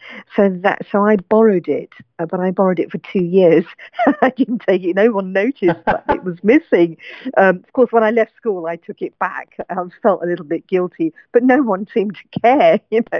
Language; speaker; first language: English; native; English